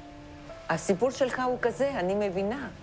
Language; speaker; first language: Hebrew; non-native, fluent; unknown